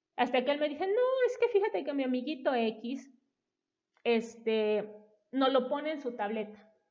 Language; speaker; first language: Spanish; native; Spanish